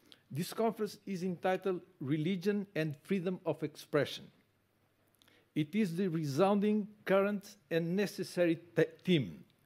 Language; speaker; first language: English; non-native, fluent; Portuguese